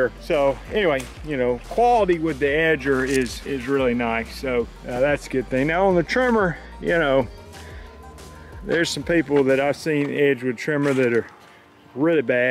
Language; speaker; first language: English; native; English